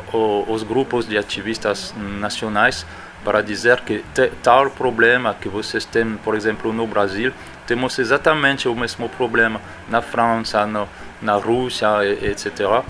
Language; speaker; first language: Portuguese; non-native, fluent; French